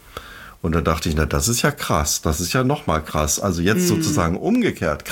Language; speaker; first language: German; native; German